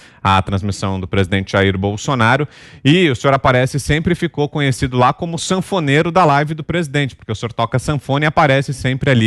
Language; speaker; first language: Portuguese; native; Portuguese